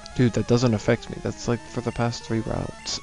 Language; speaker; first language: English; native; English